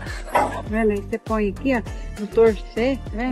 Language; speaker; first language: Portuguese; native; Portuguese